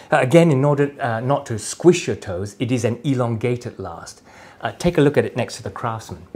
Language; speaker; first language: English; native; English